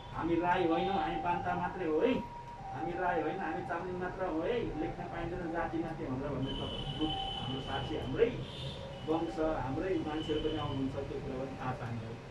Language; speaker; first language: Nepali; non-native, local second language; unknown